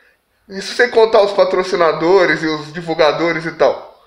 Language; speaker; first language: Portuguese; native; Portuguese